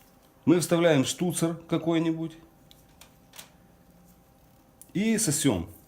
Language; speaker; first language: Russian; native; Russian